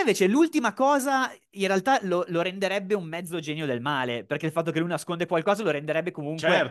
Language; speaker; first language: Italian; native; Italian